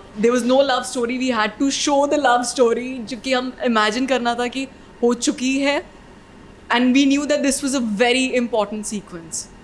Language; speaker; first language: Hindi; native; Hindi